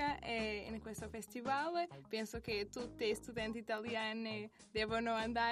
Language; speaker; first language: Italian; non-native, learner; Portuguese